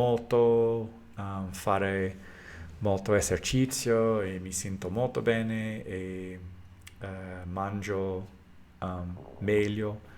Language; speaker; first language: Italian; non-native, learner; English